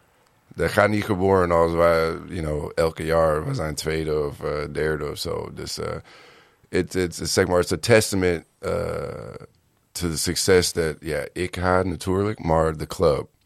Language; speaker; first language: Dutch; non-native, learner; English